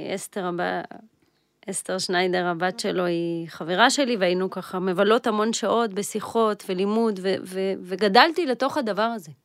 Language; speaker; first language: Hebrew; early bilingual, other home language; Russian